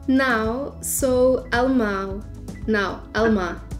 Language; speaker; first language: Portuguese; non-native, learner; German